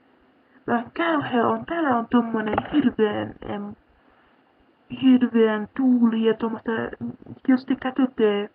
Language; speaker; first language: Finnish; early bilingual, heritage; German